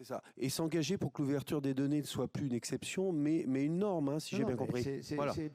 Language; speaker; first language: French; native; French